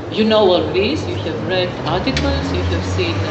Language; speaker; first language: English; non-native, fluent; Greek